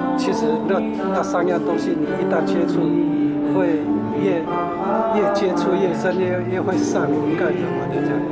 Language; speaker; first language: Chinese; non-native, local second language; Amis